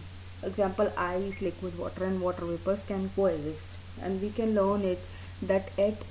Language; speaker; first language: English; non-native, local second language; Hindi